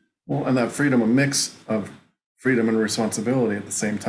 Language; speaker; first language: English; native; English